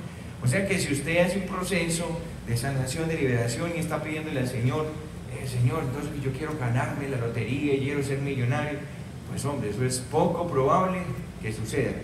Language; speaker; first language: Spanish; native; Spanish